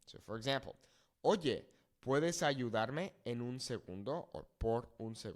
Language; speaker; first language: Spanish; non-native, fluent; English